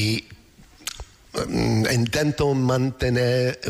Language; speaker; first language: Spanish; non-native, learner; English